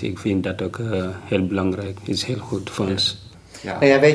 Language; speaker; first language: Dutch; non-native, learner; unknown